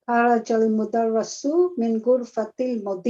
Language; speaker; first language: Arabic; non-native, learner; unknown